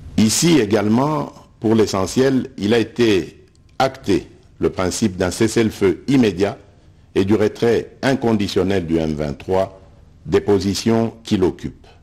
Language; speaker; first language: French; non-native, local second language; Luba-Lulua